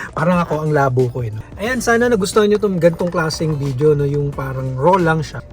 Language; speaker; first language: Filipino; native; Filipino